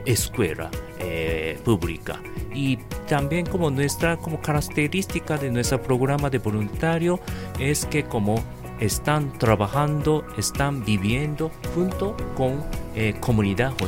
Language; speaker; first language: Spanish; non-native, learner; Japanese